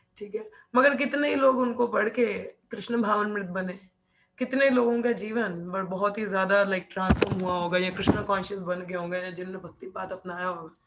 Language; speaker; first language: Hindi; non-native, local second language; Punjabi